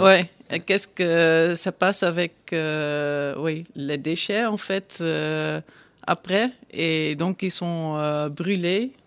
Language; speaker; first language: French; non-native, learner; Dutch